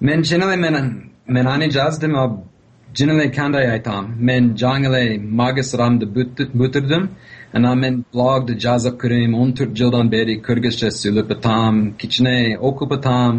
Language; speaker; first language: Kyrgyz; non-native, fluent; English